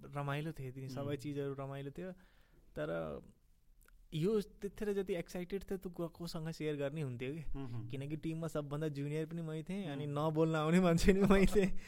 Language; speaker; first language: Nepali; early bilingual, heritage; Nepali